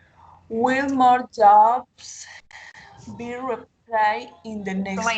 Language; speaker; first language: English; non-native, learner; Spanish